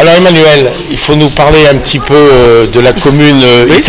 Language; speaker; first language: French; native; French